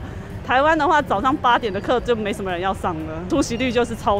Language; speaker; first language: Chinese; native; Chinese